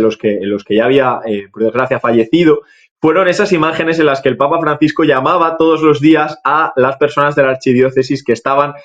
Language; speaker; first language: Spanish; native; Spanish